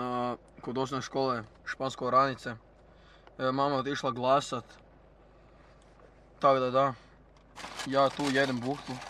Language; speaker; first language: Croatian; native; Croatian